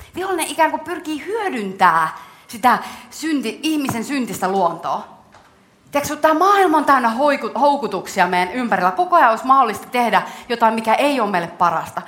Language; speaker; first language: Finnish; native; Finnish